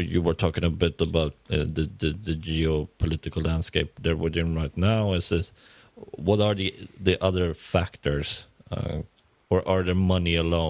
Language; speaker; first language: English; non-native, fluent; Swedish